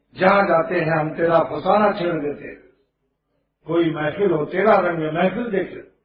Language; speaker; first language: Urdu; native; Urdu